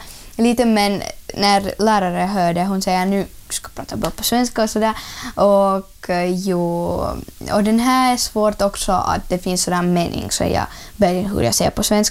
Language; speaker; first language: Swedish; early bilingual, other home language; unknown